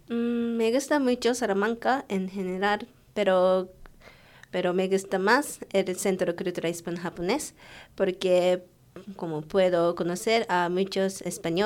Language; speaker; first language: Spanish; non-native, learner; Japanese